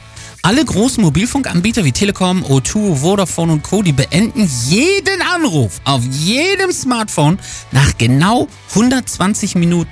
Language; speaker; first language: German; native; German